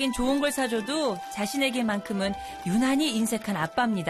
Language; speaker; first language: Korean; native; Korean